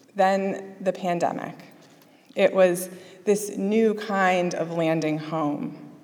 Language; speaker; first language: English; native; English